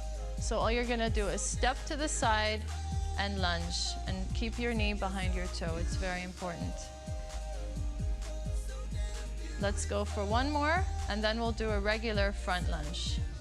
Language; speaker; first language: English; non-native, local second language; Arabic